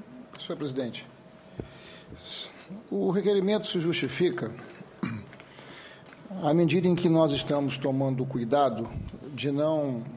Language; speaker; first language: Portuguese; native; Portuguese